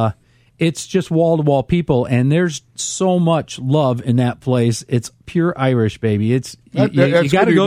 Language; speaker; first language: English; native; English